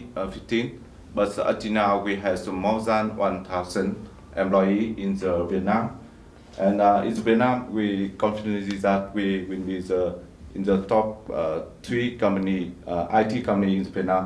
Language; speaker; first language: English; non-native, learner; Vietnamese